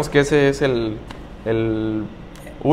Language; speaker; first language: Spanish; native; Spanish